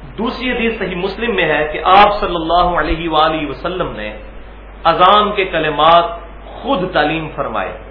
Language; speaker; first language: Urdu; non-native, local second language; Punjabi